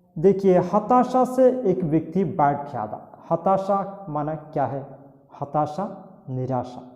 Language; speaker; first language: Hindi; non-native, local second language; Malayalam